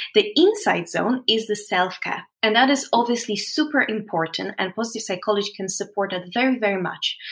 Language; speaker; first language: English; non-native, fluent; Polish